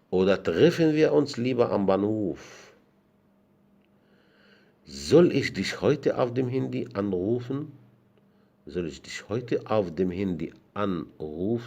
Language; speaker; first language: German; non-native, fluent; Arabic